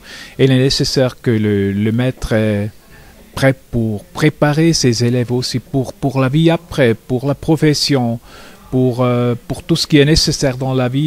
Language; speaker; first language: French; non-native, local second language; German